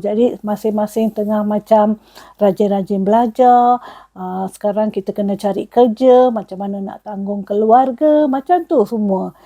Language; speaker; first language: Malay; non-native, local second language; Tamil